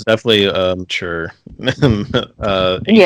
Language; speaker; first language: English; native; English